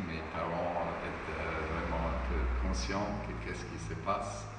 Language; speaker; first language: French; non-native, fluent; German